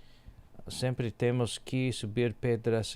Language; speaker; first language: Portuguese; non-native, learner; English